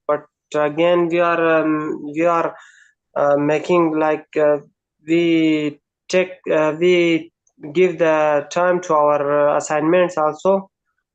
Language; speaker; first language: English; non-native, learner; Persian